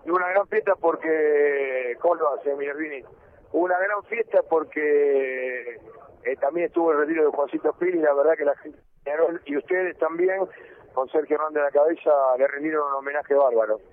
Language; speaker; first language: Spanish; native; Spanish